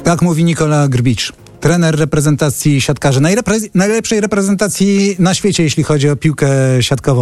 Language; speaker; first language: Polish; native; Polish